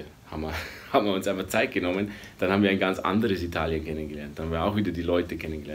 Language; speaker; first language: German; native; German